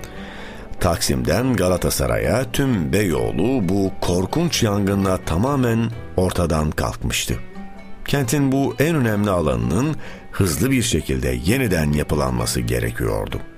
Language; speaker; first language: Turkish; native; Turkish